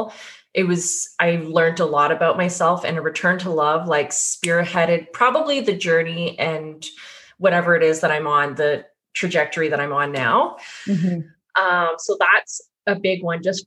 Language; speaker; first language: English; native; English